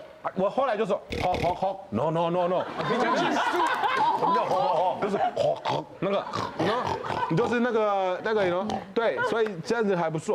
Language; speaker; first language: Chinese; non-native, fluent; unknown